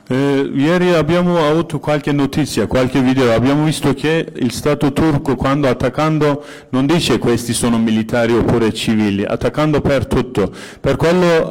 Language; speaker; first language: Italian; non-native, fluent; Kurdish